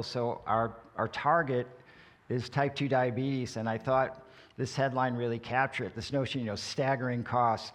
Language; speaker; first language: English; native; English